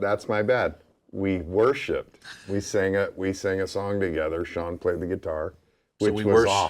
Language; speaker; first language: English; native; English